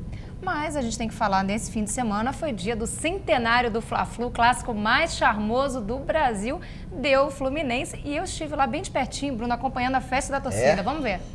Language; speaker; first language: Portuguese; native; Portuguese